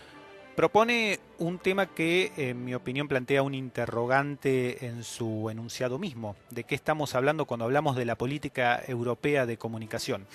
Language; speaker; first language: Spanish; native; Spanish